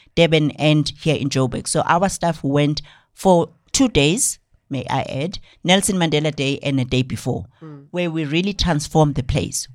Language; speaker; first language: English; non-native, local second language; Zulu